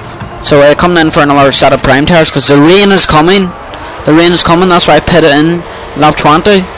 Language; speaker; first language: English; native; English